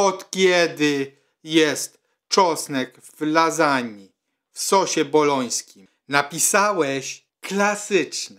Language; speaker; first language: Polish; non-native, fluent; Italian